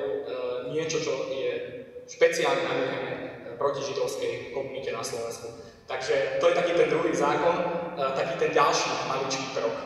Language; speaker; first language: Slovak; native; Slovak